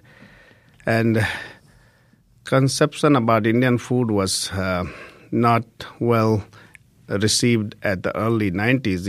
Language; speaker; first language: English; non-native, local second language; Hindi